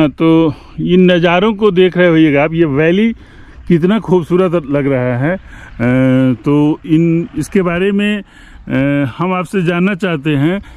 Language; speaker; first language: Hindi; native; Hindi